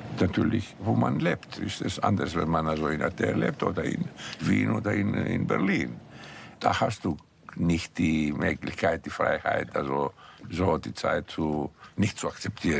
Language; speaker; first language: German; non-native, fluent; Greek